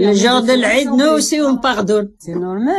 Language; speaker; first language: French; non-native, fluent; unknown